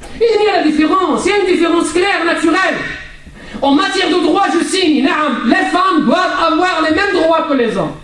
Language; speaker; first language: French; non-native, local second language; Arabic